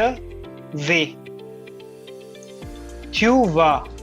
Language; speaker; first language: French; non-native, fluent; Hindi